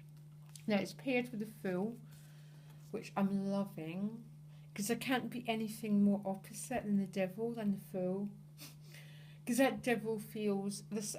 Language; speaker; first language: English; native; English